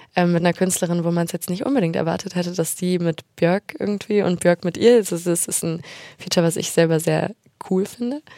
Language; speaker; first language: German; native; German